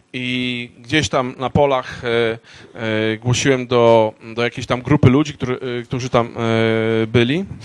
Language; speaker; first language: Polish; native; Polish